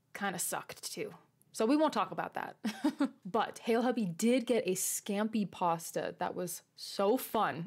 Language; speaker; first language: English; native; English